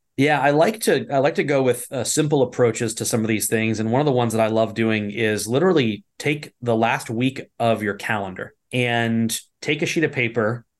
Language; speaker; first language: English; native; English